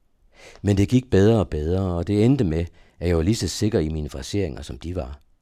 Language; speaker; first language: Danish; native; Danish